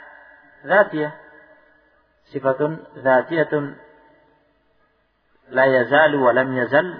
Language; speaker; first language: Arabic; non-native, fluent; Indonesian